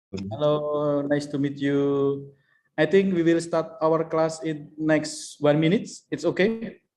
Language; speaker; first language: English; non-native, learner; Indonesian